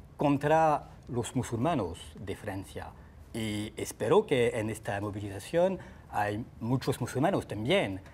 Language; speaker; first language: Spanish; non-native, fluent; French